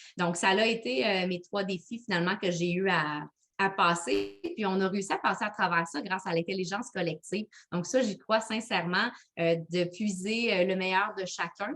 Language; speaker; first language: French; native; French